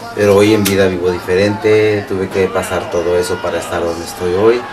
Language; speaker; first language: Spanish; early bilingual, heritage; Spanish